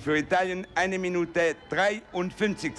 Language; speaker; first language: German; non-native, local second language; Italian